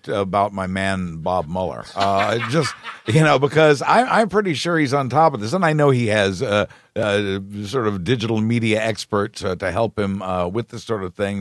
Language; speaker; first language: English; native; English